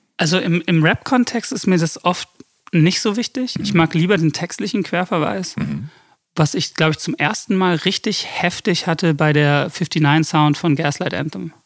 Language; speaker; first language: German; early bilingual, other home language; English